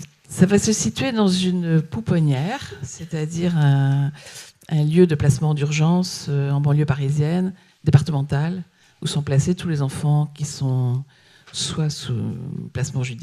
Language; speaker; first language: French; native; French